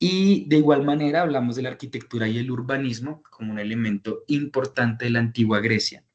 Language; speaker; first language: Spanish; native; Spanish